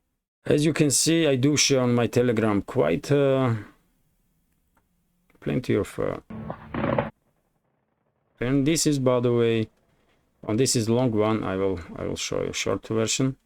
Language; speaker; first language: English; non-native, fluent; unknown